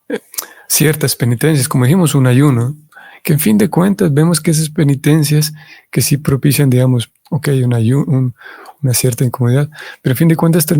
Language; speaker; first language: Spanish; native; Spanish